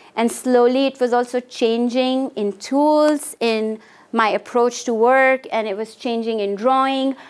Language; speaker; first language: English; non-native, local second language; Hindi